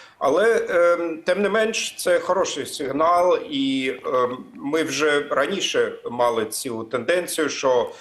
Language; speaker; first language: Ukrainian; non-native, fluent; German